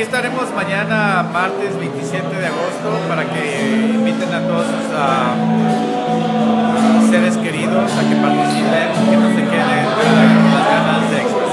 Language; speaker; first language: Spanish; native; Spanish